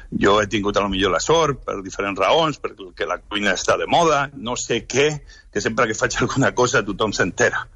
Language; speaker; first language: Catalan; non-native, local second language; Spanish